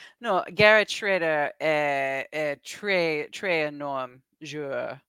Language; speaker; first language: French; non-native, learner; English